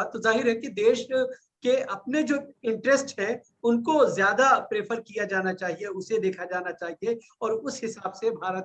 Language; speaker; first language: Hindi; native; Hindi